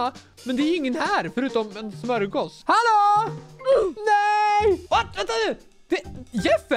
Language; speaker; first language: Swedish; native; Swedish